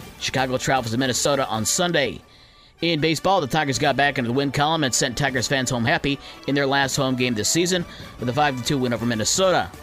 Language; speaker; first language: English; native; English